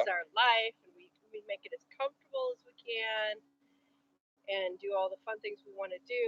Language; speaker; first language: English; native; English